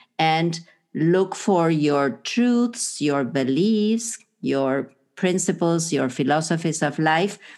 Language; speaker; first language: English; non-native, fluent; Spanish